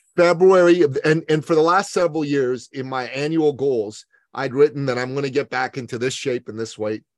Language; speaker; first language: English; early bilingual, other home language; Persian